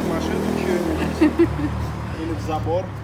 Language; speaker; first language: Russian; native; Russian